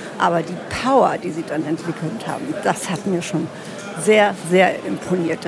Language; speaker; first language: German; native; German